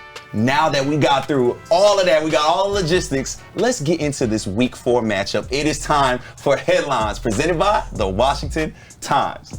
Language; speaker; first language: English; native; English